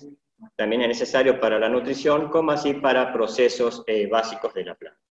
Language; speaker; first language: Spanish; native; Spanish